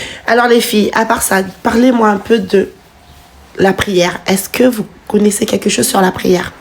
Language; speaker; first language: French; native; French